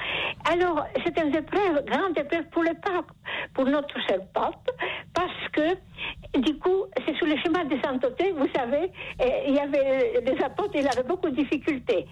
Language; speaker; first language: French; non-native, fluent; Polish